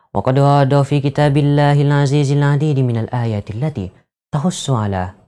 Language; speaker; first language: Arabic; non-native, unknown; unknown